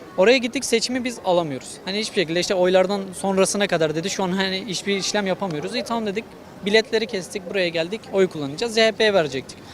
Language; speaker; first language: Turkish; non-native, local second language; Kurdish